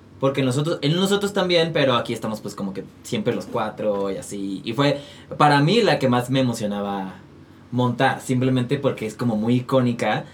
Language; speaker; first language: Spanish; native; Spanish